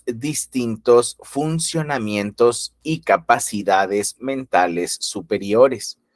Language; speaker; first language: Spanish; native; Spanish